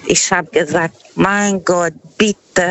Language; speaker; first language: German; non-native, learner; Portuguese